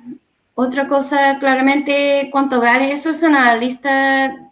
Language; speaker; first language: Spanish; non-native, learner; English